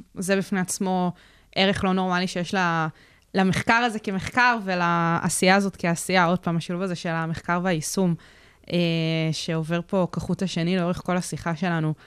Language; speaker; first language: Hebrew; native; Hebrew